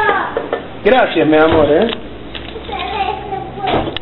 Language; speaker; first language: Spanish; native; Spanish